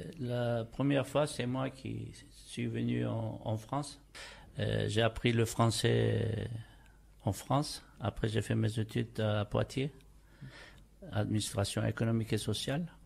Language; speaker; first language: French; non-native, fluent; Turkish